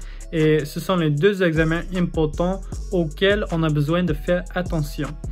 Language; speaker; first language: French; non-native, fluent; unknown